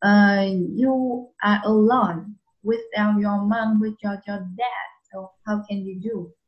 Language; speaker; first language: English; non-native, fluent; Vietnamese